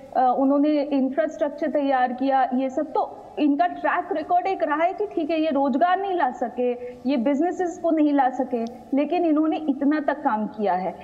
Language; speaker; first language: Hindi; native; Hindi